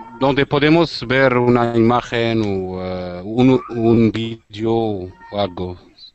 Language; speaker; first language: Spanish; non-native, learner; Arabic